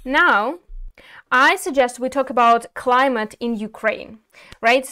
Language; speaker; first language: English; non-native, fluent; Ukrainian